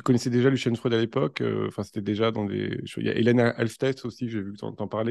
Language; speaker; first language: French; native; French